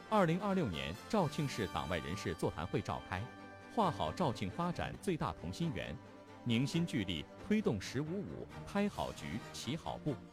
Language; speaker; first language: Chinese; native; Chinese